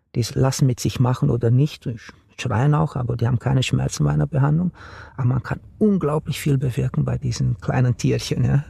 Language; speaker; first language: German; non-native, fluent; Romanian